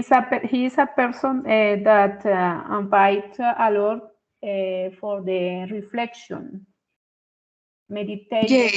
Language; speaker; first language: English; non-native, fluent; Spanish